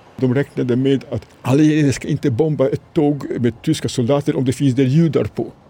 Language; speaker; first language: Swedish; non-native, fluent; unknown